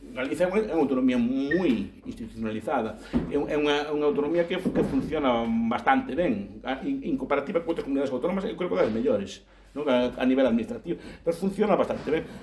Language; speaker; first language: Galician; non-native, local second language; Spanish